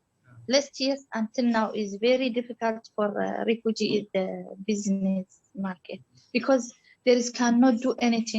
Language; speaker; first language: English; non-native, learner; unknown